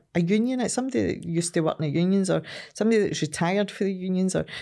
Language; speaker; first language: English; native; English